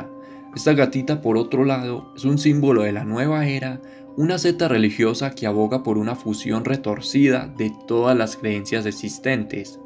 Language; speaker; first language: Spanish; native; Spanish